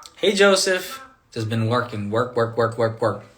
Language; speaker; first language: English; native; English